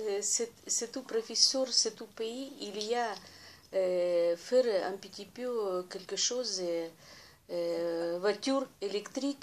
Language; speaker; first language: French; non-native, learner; Russian